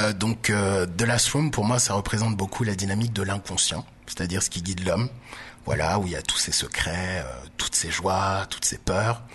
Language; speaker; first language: French; early bilingual, other home language; Baoulé